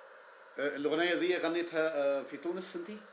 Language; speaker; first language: Arabic; native; Arabic